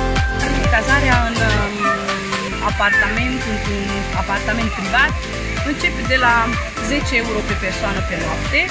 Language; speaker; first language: Romanian; non-native, fluent; Hungarian